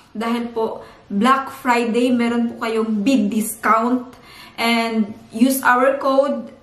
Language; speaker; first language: Filipino; non-native, local second language; Cebuano